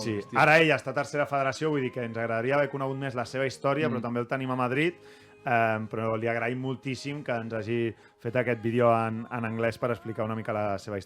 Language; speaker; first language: Catalan; native; Catalan